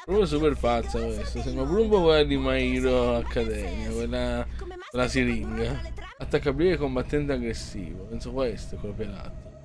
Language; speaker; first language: Italian; native; Italian